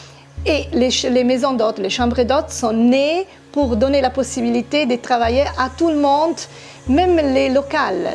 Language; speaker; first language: French; non-native, fluent; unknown